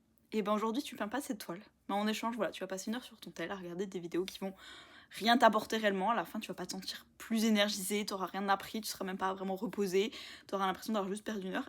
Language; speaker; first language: French; native; French